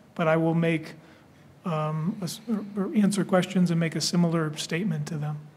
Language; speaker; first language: English; native; English